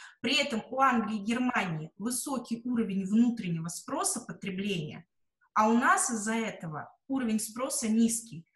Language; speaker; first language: Russian; native; Russian